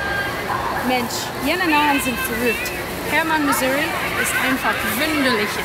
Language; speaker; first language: German; non-native, learner; English